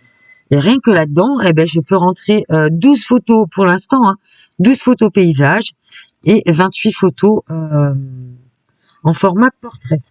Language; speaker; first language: French; native; French